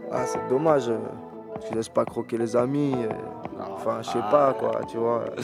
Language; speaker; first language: French; native; French